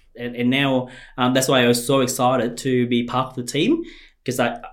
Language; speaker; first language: English; non-native, fluent; Vietnamese